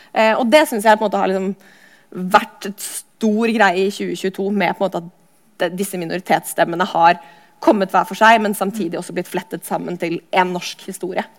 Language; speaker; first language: Norwegian; native; Norwegian